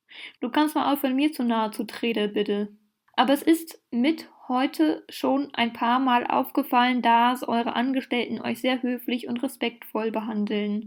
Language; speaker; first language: German; native; German